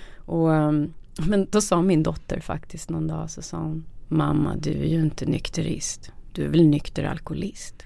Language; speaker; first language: Swedish; native; Swedish